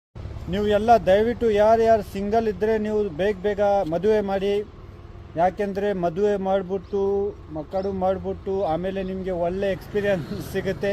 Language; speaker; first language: Kannada; non-native, learner; Ladakhi